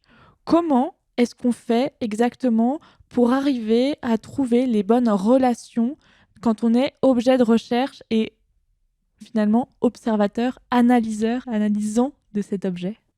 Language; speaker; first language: French; native; French